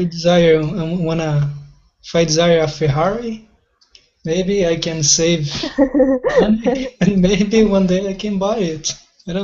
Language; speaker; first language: English; non-native, learner; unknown